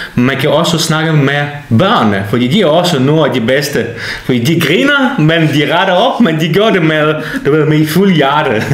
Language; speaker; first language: Danish; non-native, fluent; Ukrainian